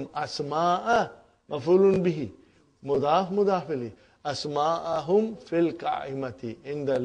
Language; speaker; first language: Arabic; non-native, fluent; Urdu